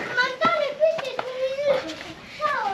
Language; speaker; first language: French; native; French